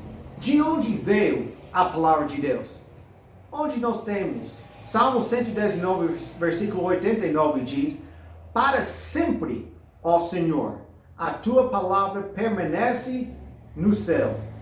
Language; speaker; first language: Portuguese; non-native, fluent; English